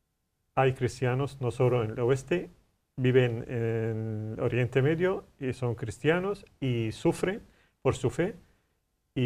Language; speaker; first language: Spanish; non-native, learner; Arabic